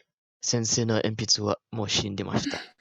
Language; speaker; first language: Japanese; non-native, learner; English